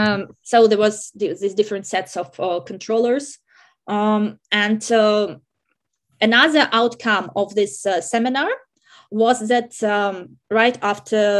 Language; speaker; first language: English; non-native, fluent; Russian